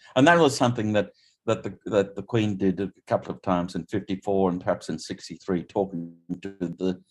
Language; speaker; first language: English; native; English